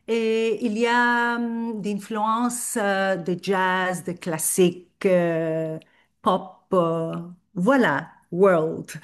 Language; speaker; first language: French; non-native, fluent; Turkish